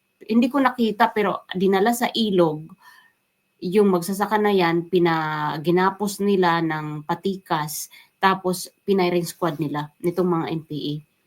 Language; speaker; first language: Filipino; non-native, local second language; Waray